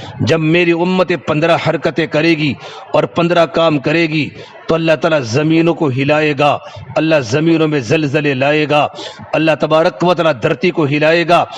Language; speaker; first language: Urdu; non-native, local second language; Gujarati